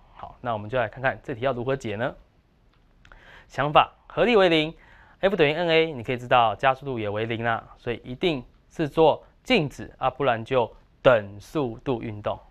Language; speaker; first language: Chinese; native; Chinese